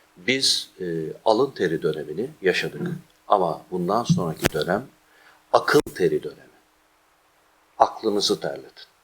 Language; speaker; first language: Turkish; native; Turkish